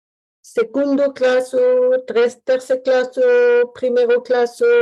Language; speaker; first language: Spanish; non-native, learner; French